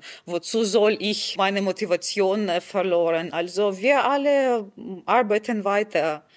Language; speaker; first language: German; non-native, fluent; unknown